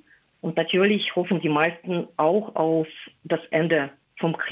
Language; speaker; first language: German; non-native, fluent; Russian